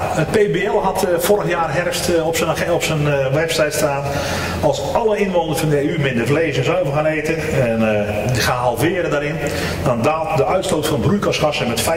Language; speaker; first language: Dutch; native; Dutch